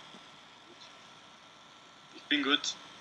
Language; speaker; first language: German; non-native, learner; Spanish